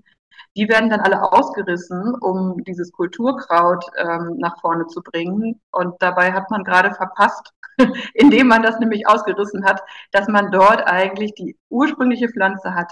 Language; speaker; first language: German; native; German